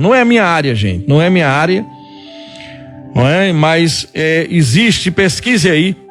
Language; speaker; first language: Portuguese; native; Portuguese